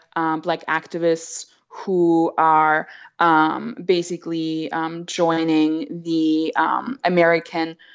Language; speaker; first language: English; non-native, fluent; German